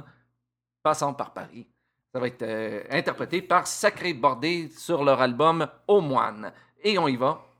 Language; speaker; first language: French; native; French